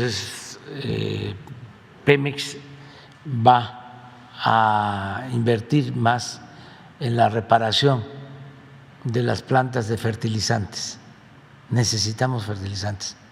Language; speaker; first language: Spanish; native; Spanish